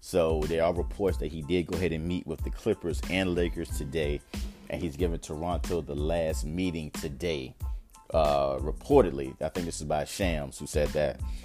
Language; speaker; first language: English; native; English